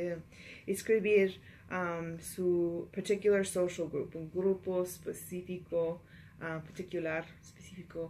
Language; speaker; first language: Spanish; non-native, learner; English